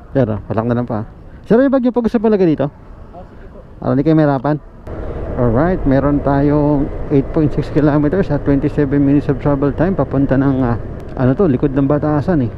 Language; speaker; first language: Filipino; native; Filipino